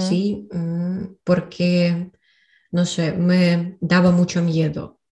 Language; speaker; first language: Spanish; non-native, learner; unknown